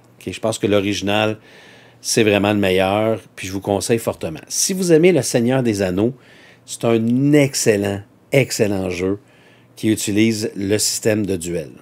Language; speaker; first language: French; native; French